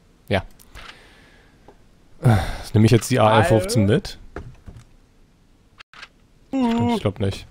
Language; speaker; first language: German; native; German